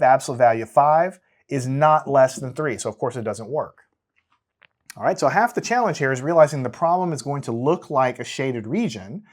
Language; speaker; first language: English; native; English